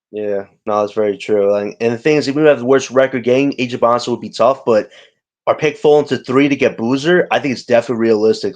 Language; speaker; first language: English; native; English